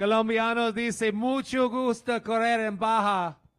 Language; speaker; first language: Spanish; non-native, learner; English